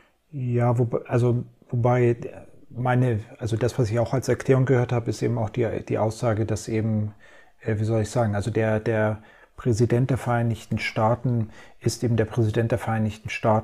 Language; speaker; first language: German; native; German